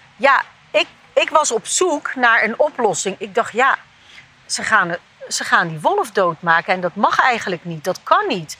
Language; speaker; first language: Dutch; early bilingual, other home language; Turkish